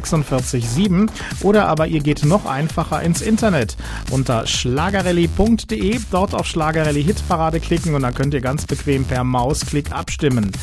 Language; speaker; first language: German; native; German